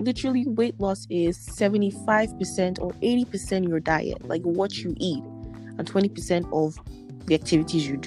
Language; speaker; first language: English; non-native, local second language; Yoruba